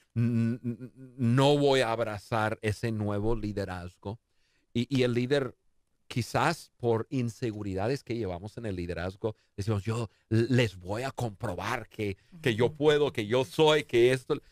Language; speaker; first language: Spanish; non-native, fluent; English